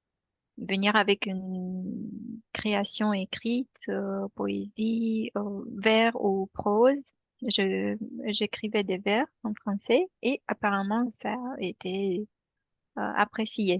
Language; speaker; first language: French; non-native, fluent; Romanian